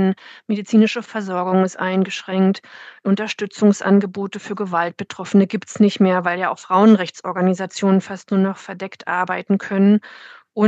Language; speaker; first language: German; native; German